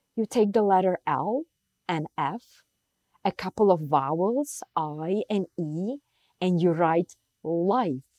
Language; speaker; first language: English; non-native, fluent; Turkish